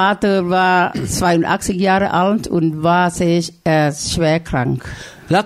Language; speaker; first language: German; non-native, learner; Thai